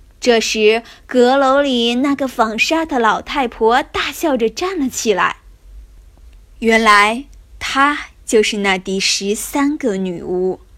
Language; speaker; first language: Chinese; native; Chinese